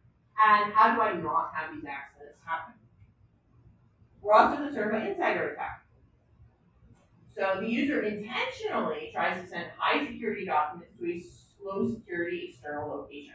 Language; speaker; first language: English; native; English